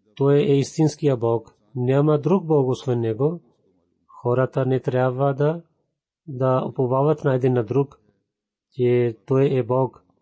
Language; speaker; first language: Bulgarian; non-native, fluent; Urdu